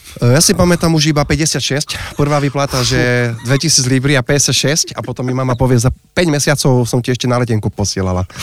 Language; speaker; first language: Slovak; native; Slovak